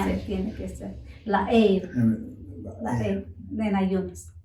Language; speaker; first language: Spanish; native; Spanish